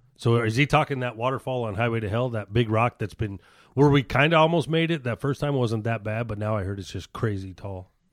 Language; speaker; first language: English; native; English